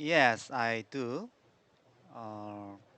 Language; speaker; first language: English; non-native, learner; Korean